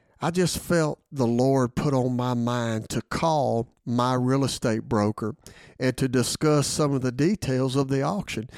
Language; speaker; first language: English; native; English